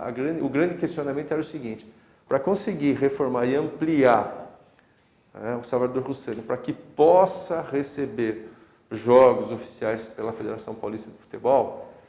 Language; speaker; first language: Portuguese; native; Portuguese